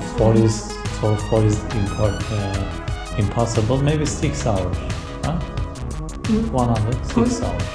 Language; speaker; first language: English; non-native, learner; Turkish